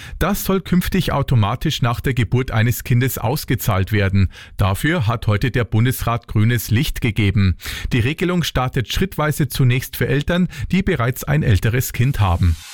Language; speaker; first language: German; native; German